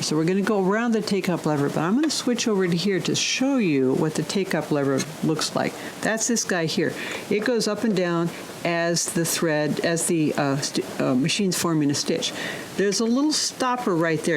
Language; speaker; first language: English; native; English